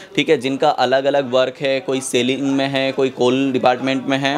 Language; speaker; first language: Hindi; native; Hindi